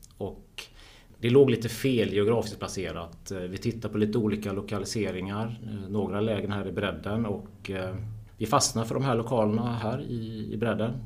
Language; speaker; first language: Swedish; native; Swedish